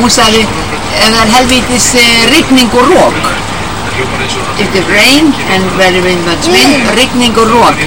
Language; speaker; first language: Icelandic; non-native, learner; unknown